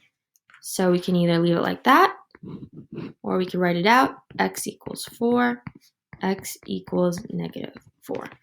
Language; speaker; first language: English; native; English